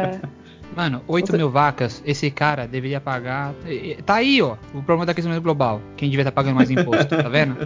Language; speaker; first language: Portuguese; native; Portuguese